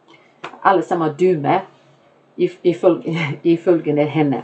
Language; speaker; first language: Norwegian; non-native, fluent; Portuguese